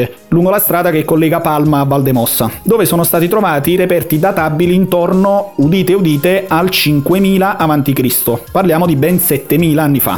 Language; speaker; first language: Italian; native; Italian